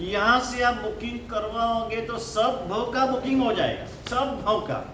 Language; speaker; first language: Hindi; non-native, local second language; Gujarati